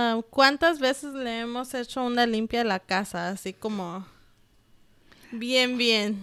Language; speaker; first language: Spanish; early bilingual, heritage; Spanish